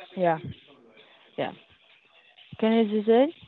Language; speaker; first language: German; non-native, learner; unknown